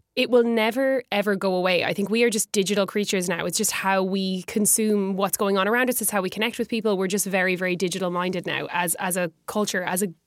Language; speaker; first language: English; native; English